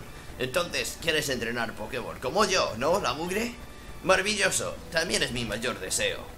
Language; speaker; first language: Spanish; native; Spanish